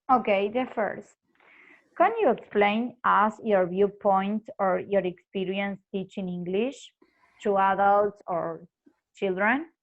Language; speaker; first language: English; non-native, fluent; Spanish